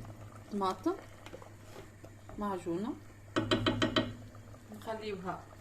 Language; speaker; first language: Arabic; native; Arabic